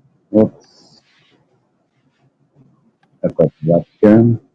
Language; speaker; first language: English; non-native, learner; Dutch